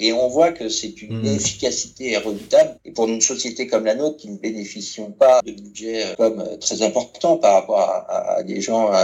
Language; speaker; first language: French; native; French